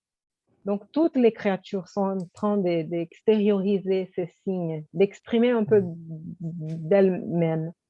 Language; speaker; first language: French; native; French